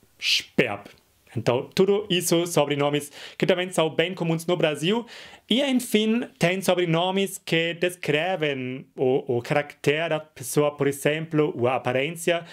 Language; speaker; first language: Portuguese; non-native, fluent; German